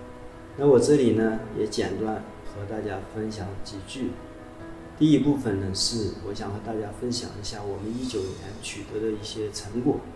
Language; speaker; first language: Chinese; native; Chinese